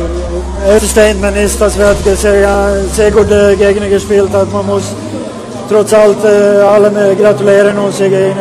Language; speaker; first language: German; non-native, fluent; Swedish